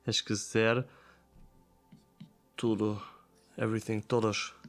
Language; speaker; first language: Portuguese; non-native, learner; German